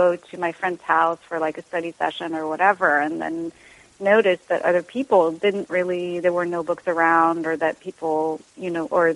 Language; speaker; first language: English; non-native, fluent; Arabic